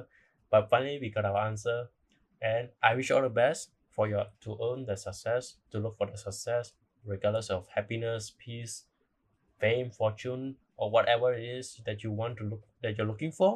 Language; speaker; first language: English; non-native, local second language; Chinese